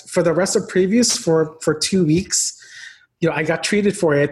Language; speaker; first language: English; non-native, local second language; Filipino